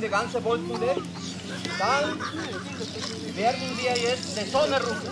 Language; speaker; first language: German; non-native, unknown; Spanish